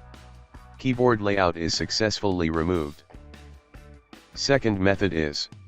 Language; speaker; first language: English; non-native, local second language; Tamil